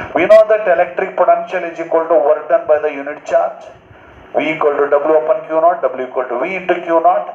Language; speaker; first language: English; non-native, local second language; Kannada